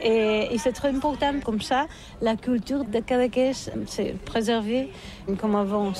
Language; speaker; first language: French; non-native, learner; Catalan